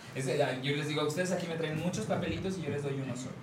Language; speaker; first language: Spanish; native; Spanish